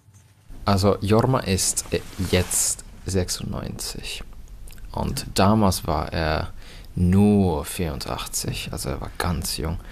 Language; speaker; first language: German; non-native, learner; Finnish